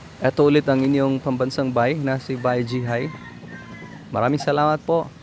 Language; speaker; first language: Filipino; non-native, local second language; Cebuano